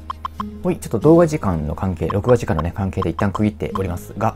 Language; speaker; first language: Japanese; native; Japanese